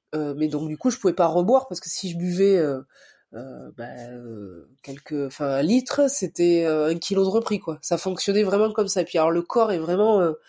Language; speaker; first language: French; native; French